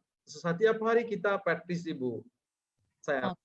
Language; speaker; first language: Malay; non-native, learner; Sinhala